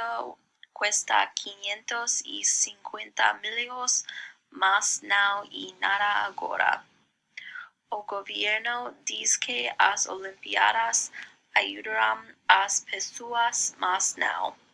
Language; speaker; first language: Portuguese; non-native, learner; English